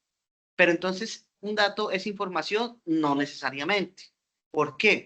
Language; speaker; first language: Spanish; native; Spanish